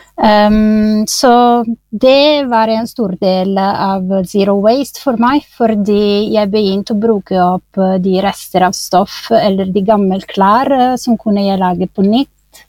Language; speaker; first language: Norwegian; non-native, fluent; Italian